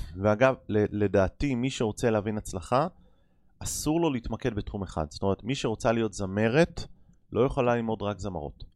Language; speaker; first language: Hebrew; native; Hebrew